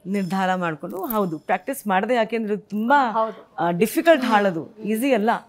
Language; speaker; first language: Kannada; non-native, local second language; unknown